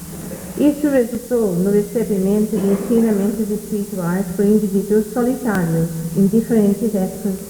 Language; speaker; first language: Portuguese; non-native, fluent; English